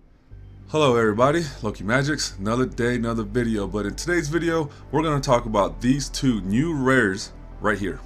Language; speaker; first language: English; native; English